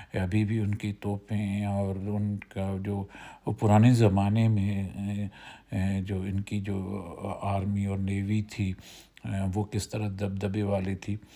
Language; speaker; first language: Urdu; non-native, local second language; Sindhi